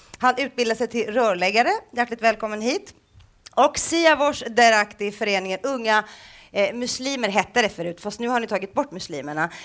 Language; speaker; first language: Swedish; native; Swedish